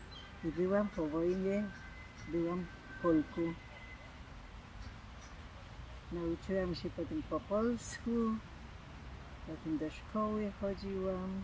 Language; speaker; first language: Polish; non-native, local second language; German